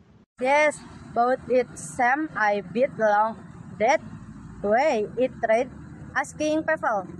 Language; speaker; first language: English; non-native, learner; Indonesian